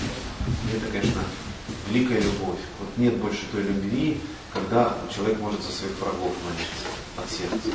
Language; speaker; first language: Russian; native; Russian